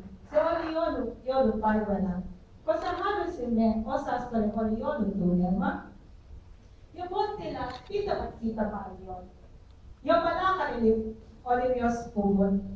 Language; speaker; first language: Finnish; non-native, learner; Filipino